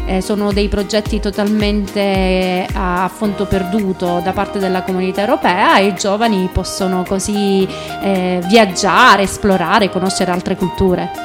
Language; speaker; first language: Italian; native; Italian